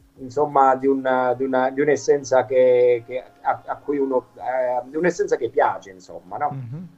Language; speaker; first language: Italian; native; Italian